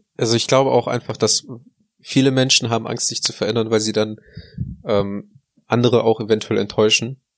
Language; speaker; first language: German; early bilingual, other home language; Russian